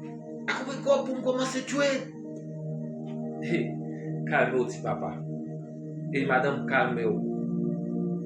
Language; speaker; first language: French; non-native, learner; Haitian Creole